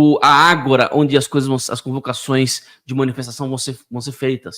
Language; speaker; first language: Portuguese; native; Portuguese